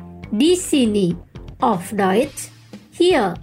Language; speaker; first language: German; non-native, fluent; Indonesian